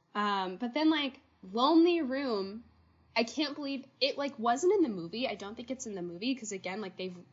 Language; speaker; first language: English; native; English